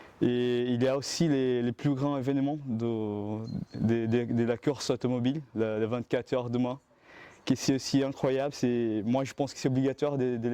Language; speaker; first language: French; non-native, learner; Portuguese